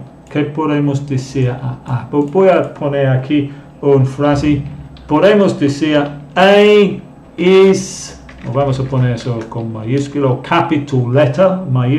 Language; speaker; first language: Spanish; non-native, fluent; English